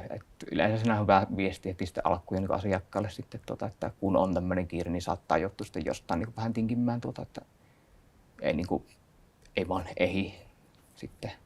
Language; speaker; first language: Finnish; native; Finnish